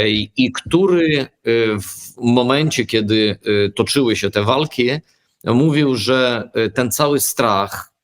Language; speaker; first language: Polish; early bilingual, heritage; Polish